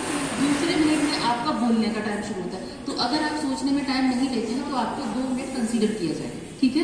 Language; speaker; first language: Hindi; native; Hindi